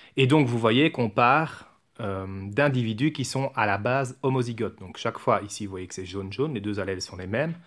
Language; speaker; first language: French; native; French